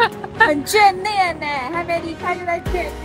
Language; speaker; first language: Chinese; native; Chinese